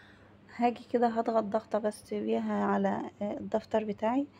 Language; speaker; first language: Arabic; native; Arabic